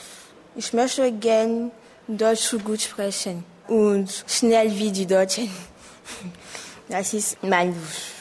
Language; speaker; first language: German; non-native, learner; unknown